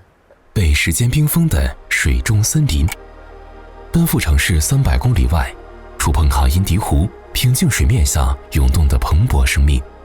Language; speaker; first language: Chinese; native; Chinese